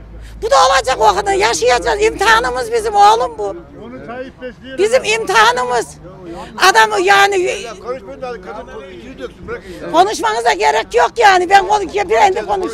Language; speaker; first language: Turkish; native; Turkish